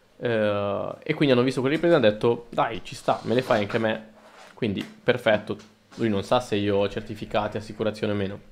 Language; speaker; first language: Italian; early bilingual, other home language; Spanish